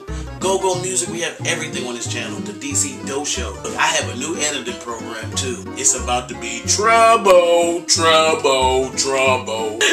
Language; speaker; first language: English; native; English